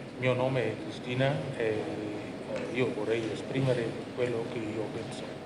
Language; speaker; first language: Italian; non-native, learner; Indonesian